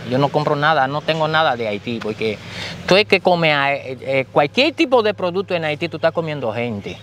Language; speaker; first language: Spanish; early bilingual, other home language; Haitian Creole